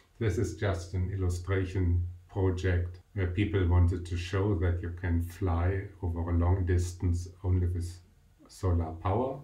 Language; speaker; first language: English; non-native, fluent; German